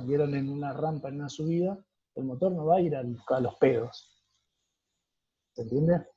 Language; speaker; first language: Spanish; native; Spanish